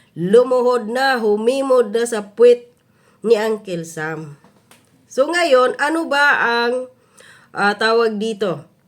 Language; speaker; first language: Filipino; non-native, local second language; Cebuano